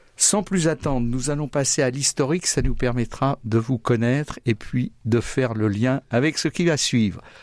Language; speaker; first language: French; native; French